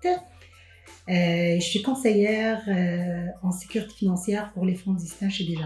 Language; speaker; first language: French; non-native, local second language; Arabic